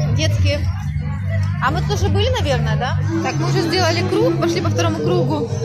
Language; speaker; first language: Russian; native; Russian